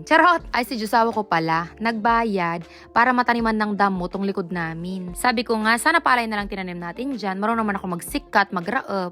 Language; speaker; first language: Filipino; native; Filipino